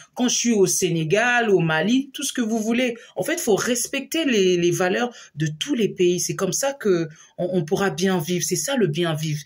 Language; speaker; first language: French; non-native, local second language; Lingala